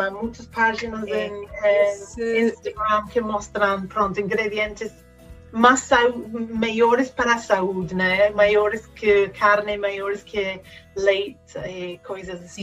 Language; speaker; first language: Portuguese; non-native, fluent; Spanish